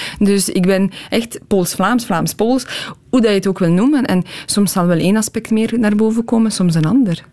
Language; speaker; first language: Dutch; early bilingual, other home language; Polish